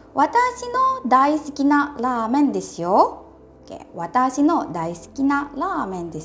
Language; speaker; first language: Japanese; non-native, fluent; Indonesian